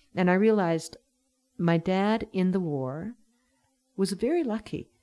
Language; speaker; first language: English; native; English